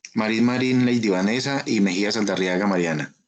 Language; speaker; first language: Spanish; native; Spanish